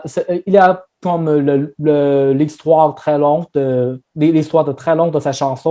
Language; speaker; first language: French; non-native, learner; Chinese